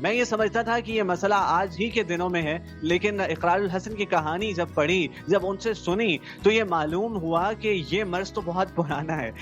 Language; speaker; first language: Urdu; non-native, local second language; Punjabi